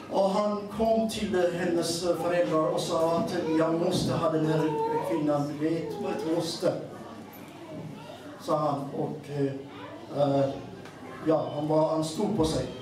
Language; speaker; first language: Swedish; non-native, fluent; Amharic